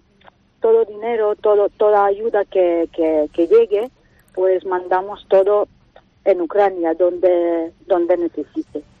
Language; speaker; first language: Spanish; non-native, fluent; Ukrainian